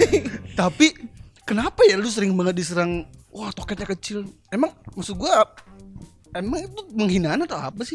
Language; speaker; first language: Indonesian; native; Indonesian